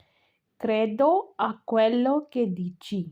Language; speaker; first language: Italian; non-native, fluent; Urdu